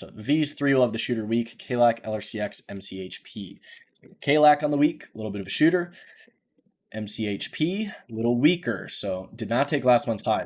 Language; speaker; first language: English; native; English